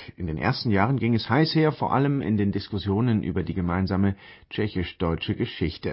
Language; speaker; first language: German; native; German